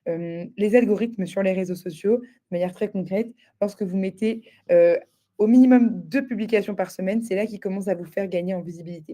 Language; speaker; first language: French; native; French